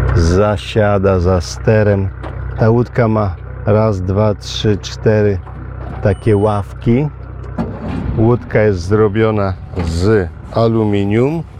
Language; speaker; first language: Polish; native; Polish